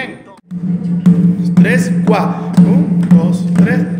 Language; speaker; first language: Spanish; native; Spanish